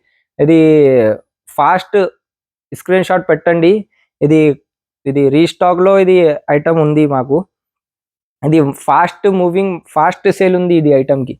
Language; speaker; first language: Telugu; non-native, local second language; Urdu